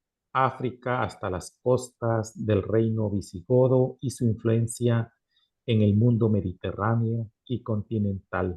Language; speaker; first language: Spanish; native; Spanish